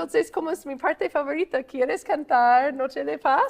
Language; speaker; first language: Spanish; non-native, fluent; English